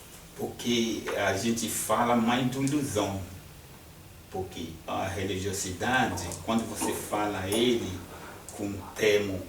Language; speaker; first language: Portuguese; non-native, fluent; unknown